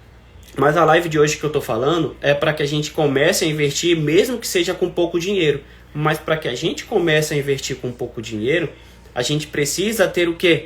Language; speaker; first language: Portuguese; native; Portuguese